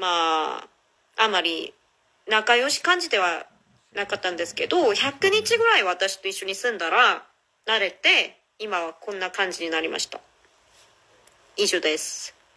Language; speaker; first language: Japanese; non-native, fluent; Korean